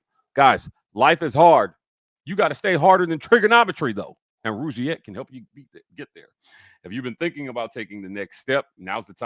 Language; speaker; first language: English; native; English